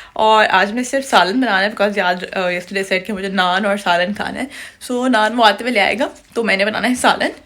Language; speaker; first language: Urdu; native; Urdu